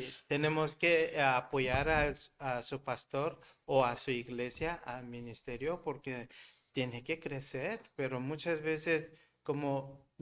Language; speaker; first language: Spanish; non-native, learner; Korean